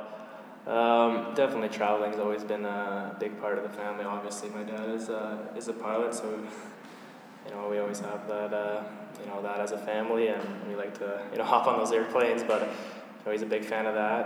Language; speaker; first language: English; native; English